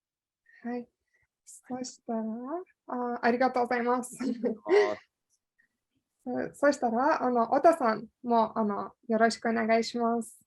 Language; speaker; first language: Japanese; non-native, fluent; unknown